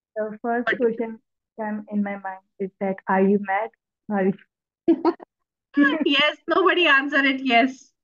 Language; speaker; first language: English; non-native, local second language; Urdu